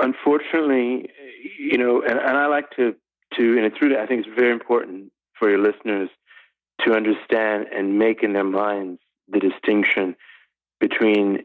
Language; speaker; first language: English; native; English